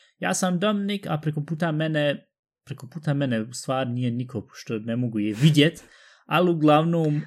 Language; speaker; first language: Bosnian; early bilingual, heritage; Bosnian